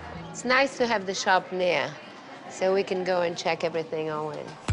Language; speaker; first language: English; non-native, fluent; French